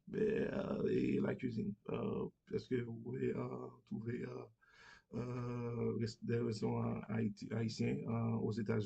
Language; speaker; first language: French; non-native, learner; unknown